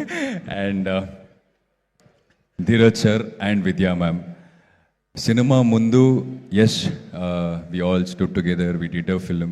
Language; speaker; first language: Telugu; non-native, fluent; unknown